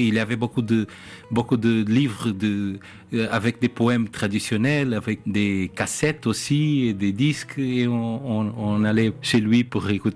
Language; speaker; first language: French; non-native, fluent; Portuguese